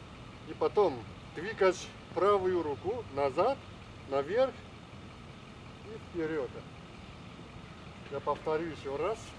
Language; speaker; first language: Russian; non-native, learner; Chinese